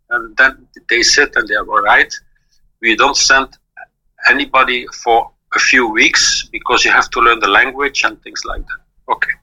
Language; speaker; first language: English; non-native, fluent; Dutch